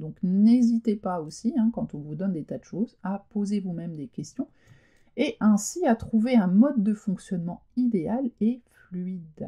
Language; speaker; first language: French; native; French